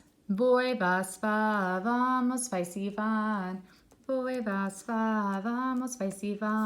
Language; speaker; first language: Spanish; non-native, fluent; English